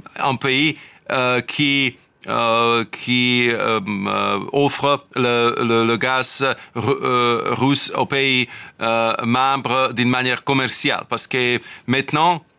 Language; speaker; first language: French; non-native, fluent; Slovak